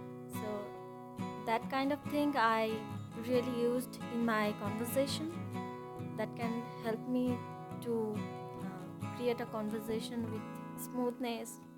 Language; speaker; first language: English; non-native, learner; Bangla